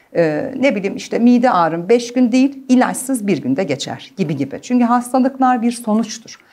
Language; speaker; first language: Turkish; early bilingual, heritage; Turkish